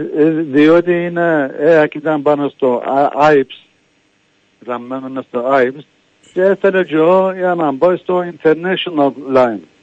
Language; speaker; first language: Greek; non-native, local second language; Turkish